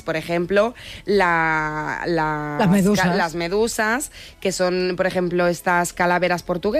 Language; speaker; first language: Spanish; native; Spanish